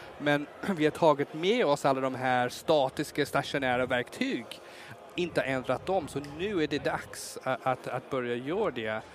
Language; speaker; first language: Swedish; non-native, fluent; English